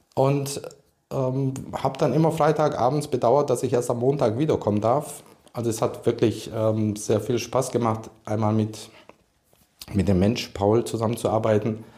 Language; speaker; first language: German; early bilingual, other home language; Hungarian